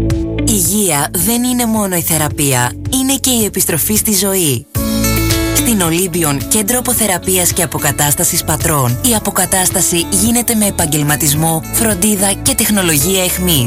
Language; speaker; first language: Greek; native; Greek